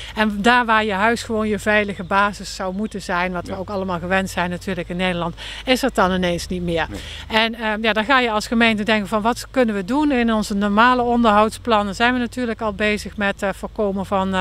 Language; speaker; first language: Dutch; native; Dutch